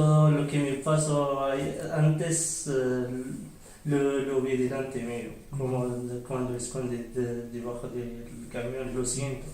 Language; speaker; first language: Spanish; early bilingual, other home language; Arabic